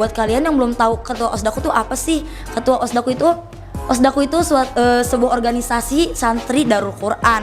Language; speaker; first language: Indonesian; native; Indonesian